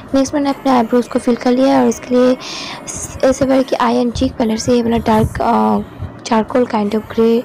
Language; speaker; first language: Hindi; non-native, local second language; Bangla